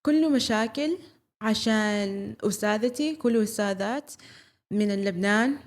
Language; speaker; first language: Arabic; early bilingual, other home language; English